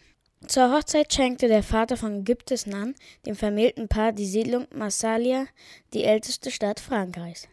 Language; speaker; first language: German; native; German